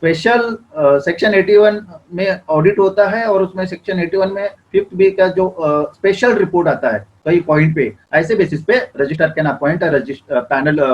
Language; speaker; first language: Hindi; non-native, local second language; Marathi